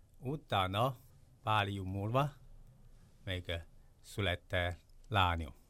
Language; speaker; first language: Hungarian; non-native, learner; Chinese